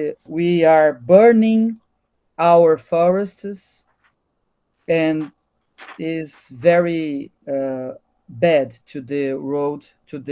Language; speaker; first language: English; non-native, learner; Portuguese